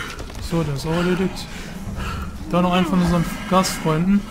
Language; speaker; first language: German; native; German